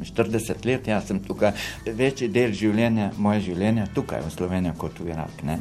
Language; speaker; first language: Slovenian; non-native, fluent; Arabic